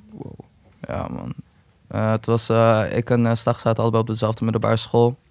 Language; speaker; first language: Dutch; early bilingual, other home language; Turkish